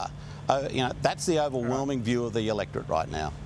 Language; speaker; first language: English; native; English